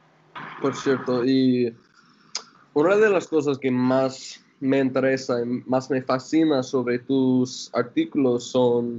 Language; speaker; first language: Spanish; non-native, fluent; English